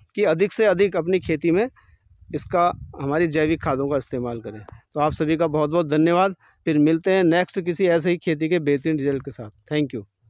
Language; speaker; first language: Hindi; native; Hindi